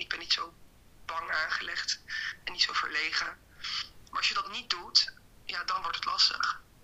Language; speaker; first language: Dutch; native; Dutch